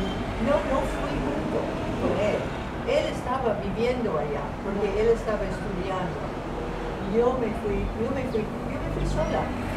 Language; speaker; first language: Spanish; non-native, fluent; English